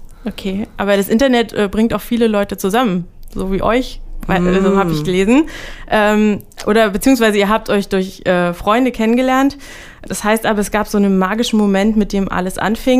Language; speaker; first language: German; native; German